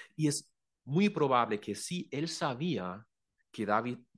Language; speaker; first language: Spanish; non-native, fluent; German